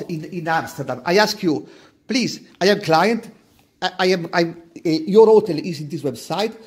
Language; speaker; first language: English; non-native, learner; Italian